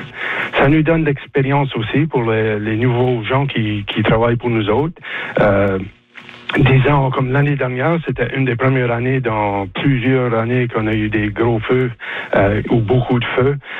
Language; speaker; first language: French; native; French